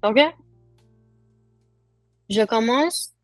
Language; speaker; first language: French; non-native, fluent; Hindi